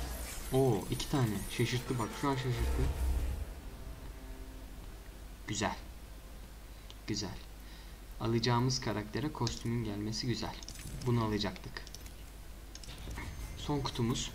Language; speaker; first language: Turkish; native; Turkish